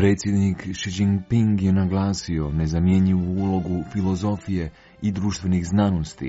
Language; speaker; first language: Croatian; non-native, fluent; Chinese